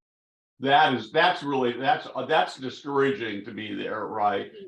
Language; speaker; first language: English; native; English